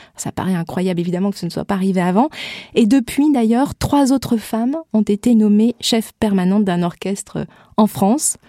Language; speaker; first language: French; native; French